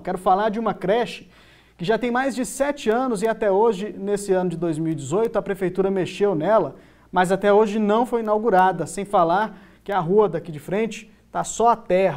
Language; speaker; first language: Portuguese; native; Portuguese